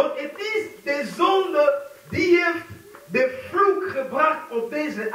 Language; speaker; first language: Dutch; non-native, fluent; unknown